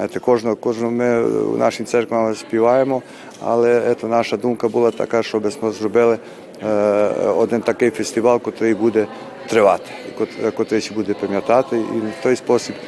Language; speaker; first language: Ukrainian; early bilingual, heritage; Ukrainian